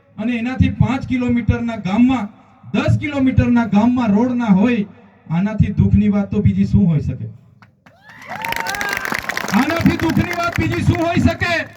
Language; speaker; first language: Gujarati; non-native, local second language; Vasavi